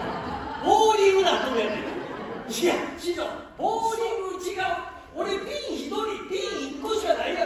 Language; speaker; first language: Japanese; native; Japanese